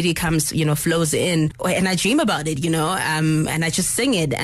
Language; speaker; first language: English; non-native, local second language; Zulu